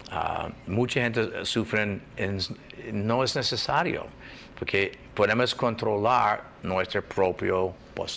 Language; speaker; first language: Spanish; non-native, learner; English